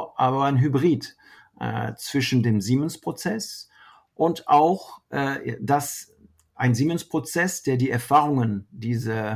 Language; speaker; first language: German; non-native, fluent; French